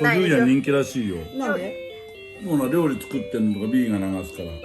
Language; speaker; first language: Japanese; native; Japanese